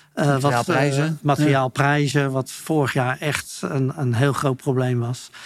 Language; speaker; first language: Dutch; native; Dutch